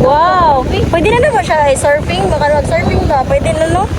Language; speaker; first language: Filipino; non-native, local second language; Cebuano